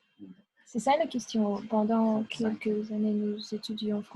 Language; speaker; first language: French; non-native, learner; Russian